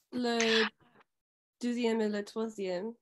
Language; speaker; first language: French; non-native, learner; English